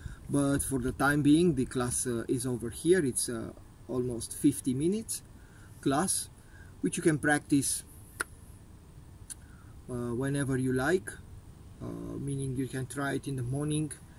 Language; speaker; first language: English; non-native, fluent; Romanian